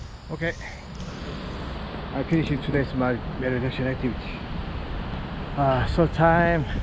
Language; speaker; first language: English; non-native, learner; Korean